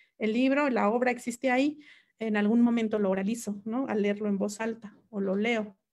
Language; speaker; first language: Spanish; non-native, local second language; Mixtepec Mixtec